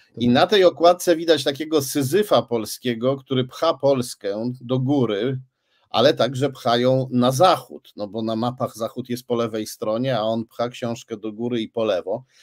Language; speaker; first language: Polish; native; Polish